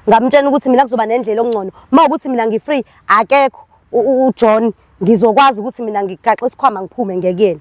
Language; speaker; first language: Zulu; native; Zulu